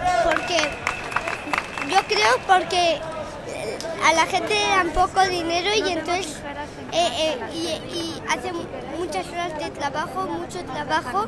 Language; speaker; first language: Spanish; non-native, local second language; Catalan